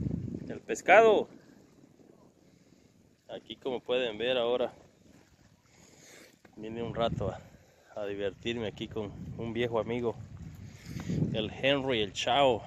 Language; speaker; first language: Spanish; native; Spanish